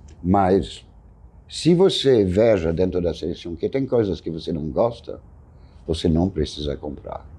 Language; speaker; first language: Portuguese; non-native, fluent; French